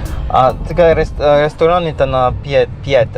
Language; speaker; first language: Russian; non-native, learner; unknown